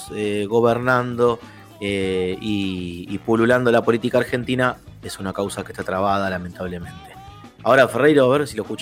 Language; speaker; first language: Spanish; native; Spanish